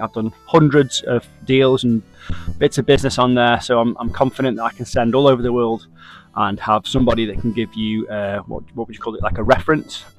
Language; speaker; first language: English; native; English